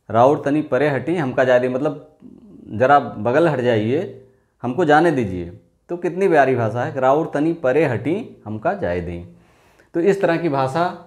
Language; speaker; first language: Hindi; native; Hindi